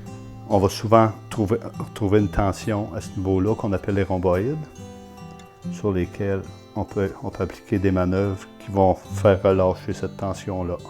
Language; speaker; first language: French; native; French